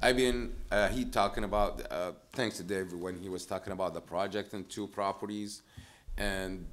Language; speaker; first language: English; non-native, fluent; Arabic